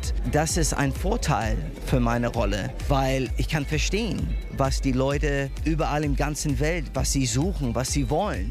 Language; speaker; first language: German; early bilingual, heritage; English